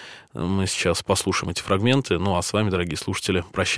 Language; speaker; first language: Russian; native; Russian